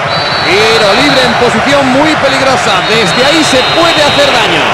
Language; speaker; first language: Spanish; native; Spanish